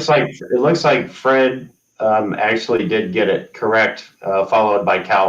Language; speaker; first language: English; native; English